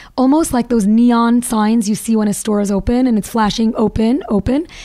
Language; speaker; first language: English; native; English